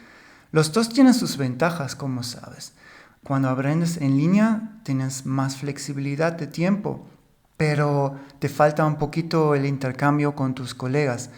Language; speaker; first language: Spanish; non-native, fluent; German